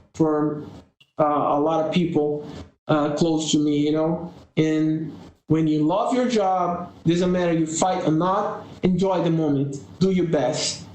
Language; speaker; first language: English; non-native, learner; Portuguese